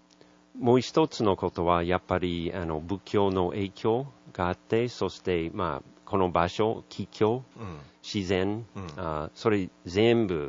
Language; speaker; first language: Japanese; non-native, learner; English